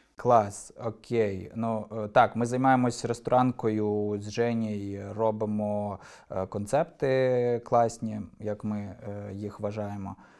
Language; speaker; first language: Ukrainian; non-native, local second language; Russian